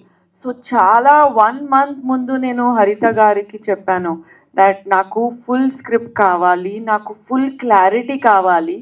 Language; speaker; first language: Telugu; non-native, local second language; Hindi